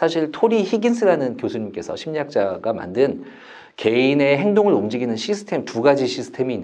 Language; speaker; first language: Korean; native; Korean